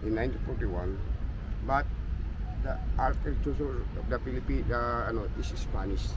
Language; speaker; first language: English; non-native, local second language; Filipino